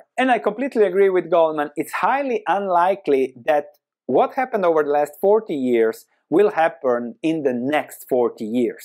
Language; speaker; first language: English; non-native, fluent; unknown